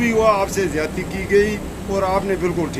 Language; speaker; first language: Hindi; native; Hindi